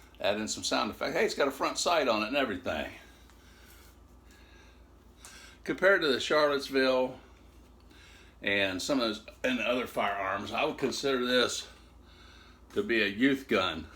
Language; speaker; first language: English; native; English